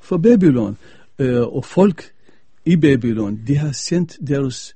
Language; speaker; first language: Danish; non-native, fluent; Arabic